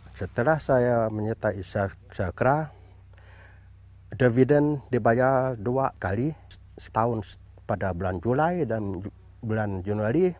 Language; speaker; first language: Malay; non-native, local second language; Iban